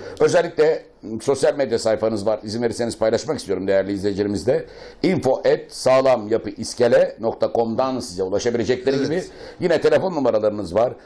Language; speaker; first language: Turkish; native; Turkish